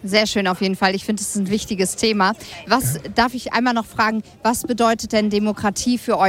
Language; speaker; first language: German; native; German